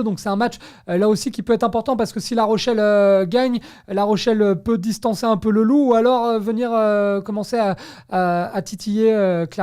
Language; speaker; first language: French; native; French